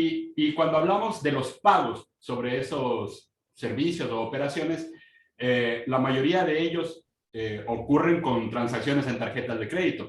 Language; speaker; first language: Spanish; native; Spanish